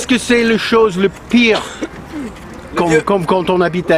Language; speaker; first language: French; non-native, learner; English